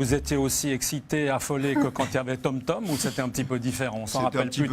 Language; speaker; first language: French; native; French